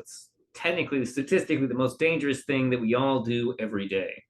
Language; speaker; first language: English; native; English